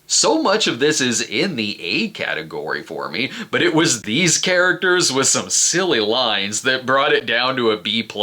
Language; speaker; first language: English; native; English